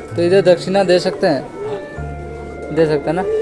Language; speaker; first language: Hindi; non-native, local second language; Bangla